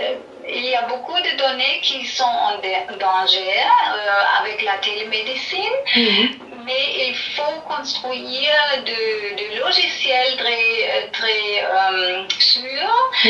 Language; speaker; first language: French; non-native, learner; German